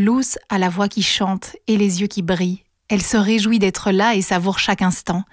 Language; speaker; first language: French; native; French